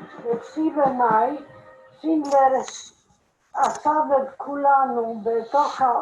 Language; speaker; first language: Hebrew; non-native, fluent; Polish